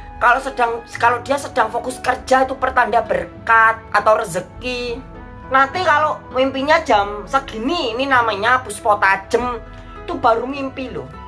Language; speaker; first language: Indonesian; non-native, local second language; Javanese